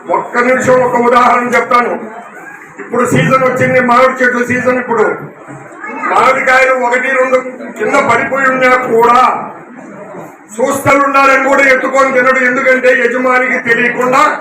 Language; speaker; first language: Telugu; native; Telugu